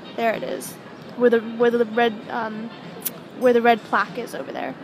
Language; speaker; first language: English; native; English